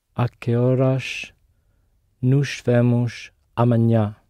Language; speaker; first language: Portuguese; non-native, learner; English